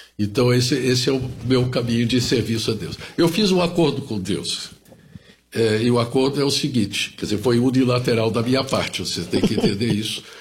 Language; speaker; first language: Portuguese; early bilingual, other home language; German